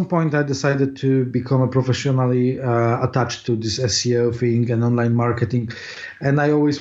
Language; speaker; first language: English; non-native, fluent; Polish